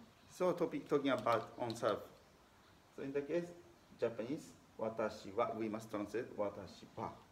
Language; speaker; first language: English; non-native, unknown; Japanese